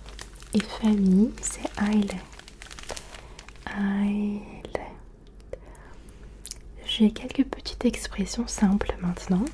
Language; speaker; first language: French; early bilingual, other home language; Turkish